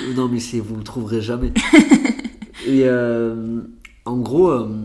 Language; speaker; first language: French; early bilingual, other home language; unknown